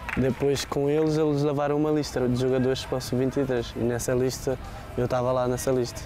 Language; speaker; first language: Portuguese; native; Portuguese